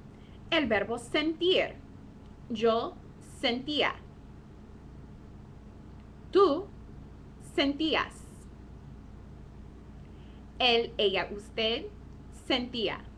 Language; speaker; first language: Spanish; non-native, fluent; English